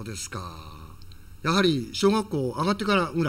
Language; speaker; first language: Japanese; native; Japanese